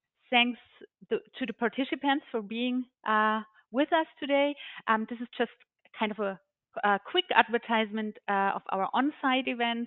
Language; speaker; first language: English; non-native, fluent; German